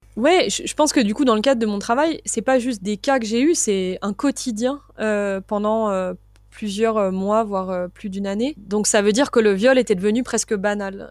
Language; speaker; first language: French; native; French